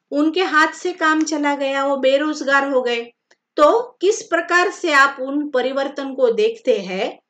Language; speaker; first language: Hindi; non-native, local second language; Marathi